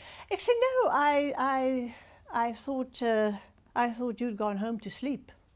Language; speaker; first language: English; non-native, local second language; Afrikaans